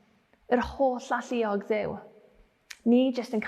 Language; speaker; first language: Welsh; non-native, fluent; English